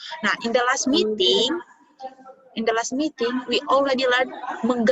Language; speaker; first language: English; non-native, fluent; Indonesian